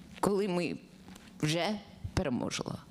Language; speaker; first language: Ukrainian; non-native, learner; English